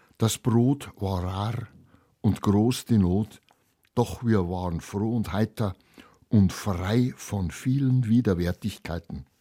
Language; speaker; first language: German; native; German